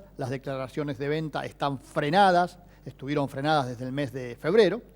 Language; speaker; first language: Spanish; native; Spanish